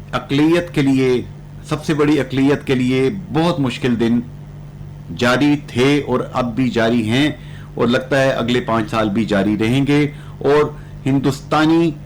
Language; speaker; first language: Urdu; non-native, local second language; Punjabi